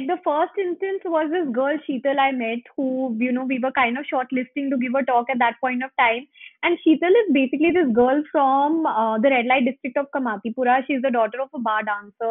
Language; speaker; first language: English; non-native, local second language; Hindi